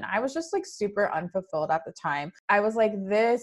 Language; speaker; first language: English; native; English